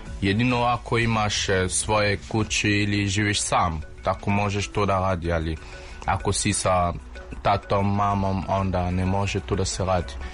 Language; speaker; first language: Serbian; non-native, learner; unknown